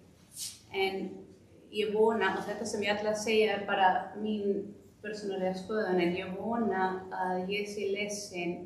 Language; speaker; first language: Icelandic; non-native, fluent; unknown